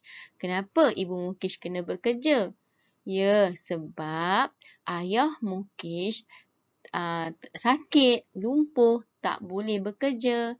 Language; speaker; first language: Malay; native; Malay